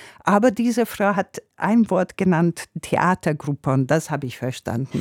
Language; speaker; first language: German; non-native, fluent; Hungarian